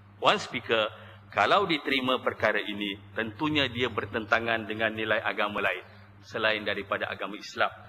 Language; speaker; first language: Malay; native; Malay